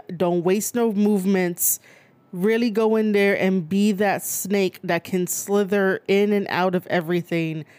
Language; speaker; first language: English; native; English